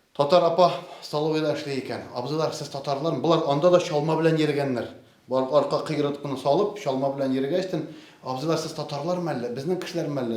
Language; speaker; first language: Tatar; native; Tatar